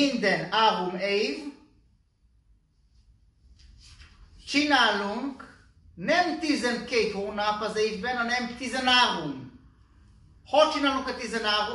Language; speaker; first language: Hungarian; non-native, learner; Hebrew